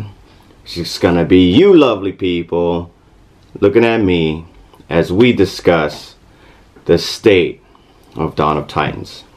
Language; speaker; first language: English; native; English